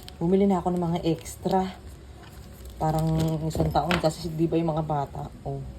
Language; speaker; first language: Filipino; non-native, local second language; Pampanga